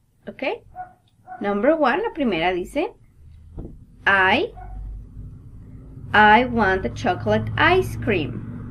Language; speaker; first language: English; non-native, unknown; Spanish